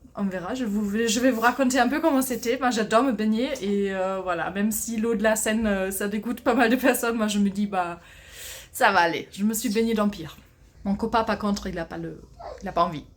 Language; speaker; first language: French; non-native, fluent; German